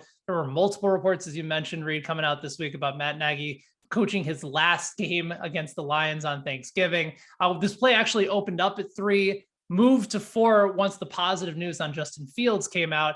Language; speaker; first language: English; native; English